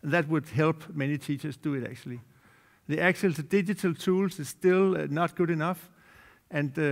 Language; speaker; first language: English; non-native, fluent; Danish